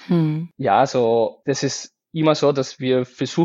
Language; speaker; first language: German; non-native, fluent; Spanish